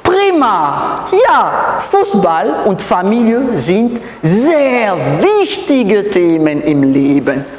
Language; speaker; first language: German; non-native, fluent; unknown